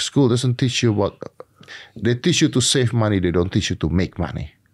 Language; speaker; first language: English; non-native, fluent; Indonesian